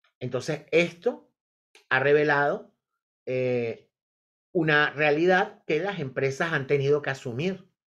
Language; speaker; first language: Spanish; native; Spanish